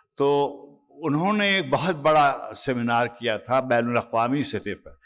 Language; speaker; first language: Urdu; native; Urdu